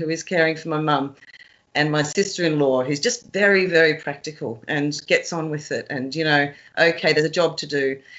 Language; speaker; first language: English; native; English